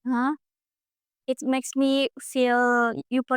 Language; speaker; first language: English; non-native, learner; Indonesian